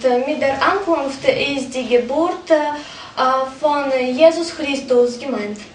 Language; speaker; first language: German; non-native, learner; Russian